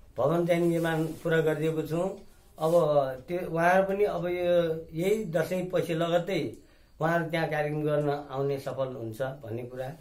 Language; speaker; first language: Nepali; non-native, local second language; Newari